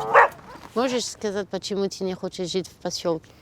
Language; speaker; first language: Russian; non-native, learner; French